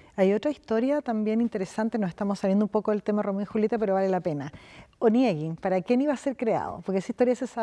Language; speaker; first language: Spanish; native; Spanish